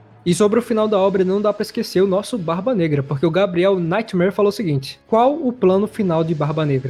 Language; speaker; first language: Portuguese; native; Portuguese